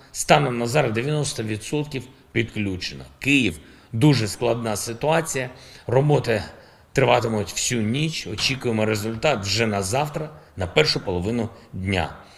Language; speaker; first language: Ukrainian; non-native, local second language; Russian